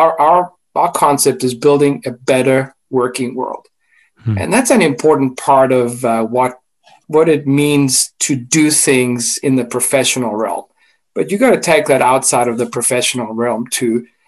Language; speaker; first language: English; non-native, fluent; Greek